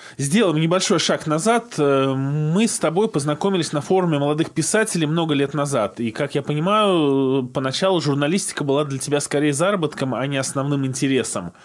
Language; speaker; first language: Russian; native; Russian